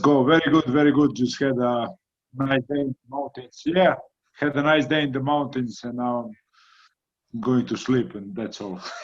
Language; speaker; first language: English; non-native, fluent; Croatian